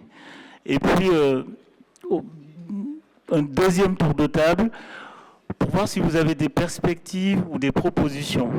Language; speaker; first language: French; non-native, local second language; Wolof